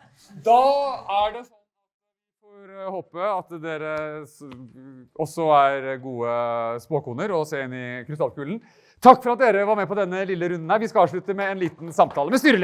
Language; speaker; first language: Norwegian; native; Norwegian